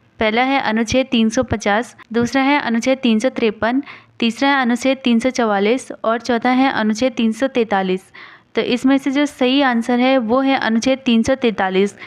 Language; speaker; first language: Hindi; native; Hindi